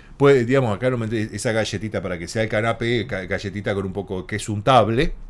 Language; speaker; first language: Spanish; native; Spanish